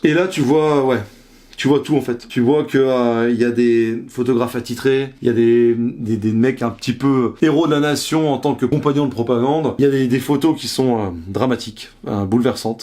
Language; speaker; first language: French; native; French